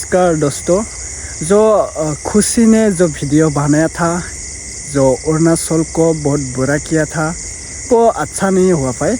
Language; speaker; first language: Hindi; non-native, local second language; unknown